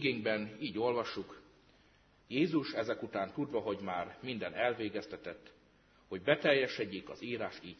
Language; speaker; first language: Hungarian; native; Hungarian